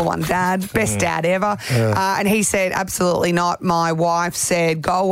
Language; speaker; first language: English; native; English